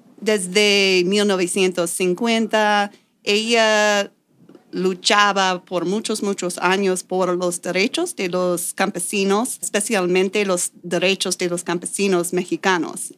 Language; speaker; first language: Spanish; non-native, fluent; English